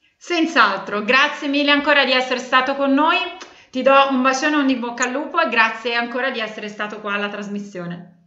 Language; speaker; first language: Italian; native; Italian